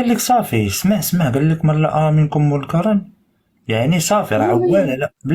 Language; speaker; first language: Arabic; native; Arabic